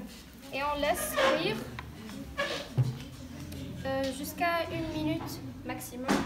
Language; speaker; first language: French; non-native, learner; Arabic